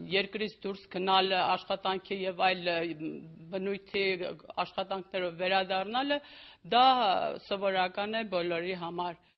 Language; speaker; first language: Armenian; early bilingual, heritage; Armenian